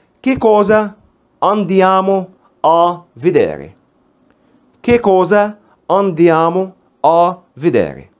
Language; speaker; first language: Italian; non-native, fluent; Arabic